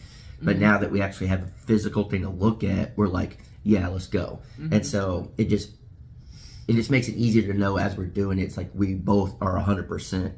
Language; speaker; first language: English; native; English